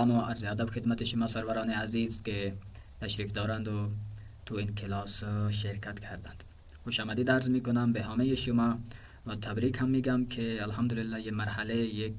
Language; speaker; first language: Persian; non-native, fluent; Urdu